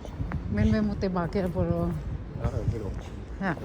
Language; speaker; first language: Swedish; non-native, learner; Filipino